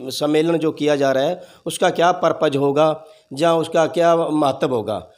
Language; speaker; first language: Hindi; non-native, local second language; Punjabi